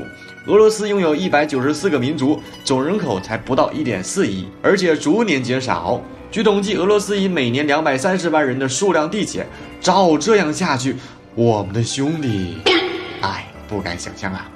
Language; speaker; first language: Chinese; native; Chinese